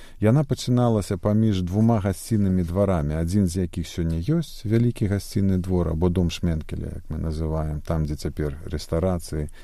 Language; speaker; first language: Belarusian; native; Belarusian